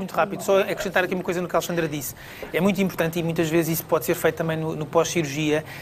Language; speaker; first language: Portuguese; native; Portuguese